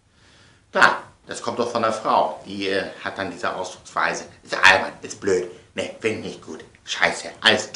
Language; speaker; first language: German; native; German